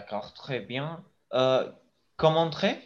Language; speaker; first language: French; non-native, learner; Spanish